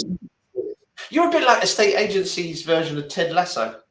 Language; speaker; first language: English; native; English